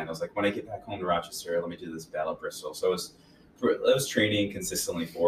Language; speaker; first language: English; native; English